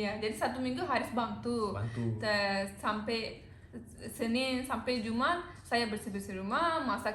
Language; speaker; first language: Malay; non-native, learner; Turkish